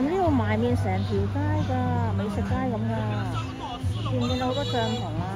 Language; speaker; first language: Chinese; native; Chinese